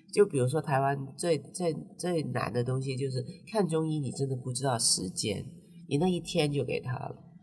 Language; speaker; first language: Chinese; non-native, local second language; Cantonese